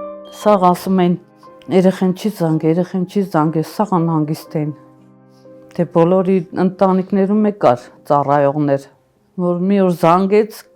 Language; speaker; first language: Armenian; native; Armenian